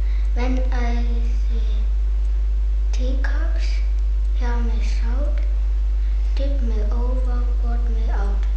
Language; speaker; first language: English; non-native, learner; German